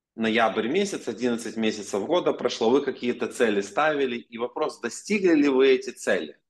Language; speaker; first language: Russian; non-native, local second language; Ukrainian